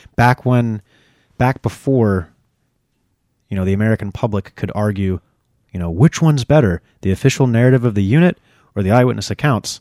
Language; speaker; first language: English; native; English